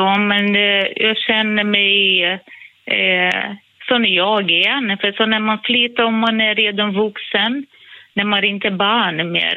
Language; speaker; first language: Swedish; non-native, fluent; Portuguese